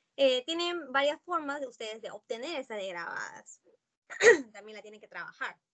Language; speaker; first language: Spanish; non-native, fluent; Japanese